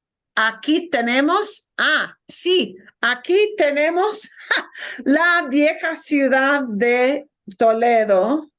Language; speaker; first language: Spanish; non-native, fluent; English